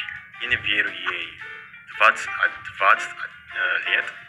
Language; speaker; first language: Russian; non-native, learner; Indonesian